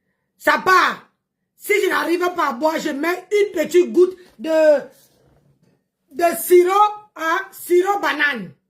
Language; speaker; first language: French; non-native, local second language; Lingala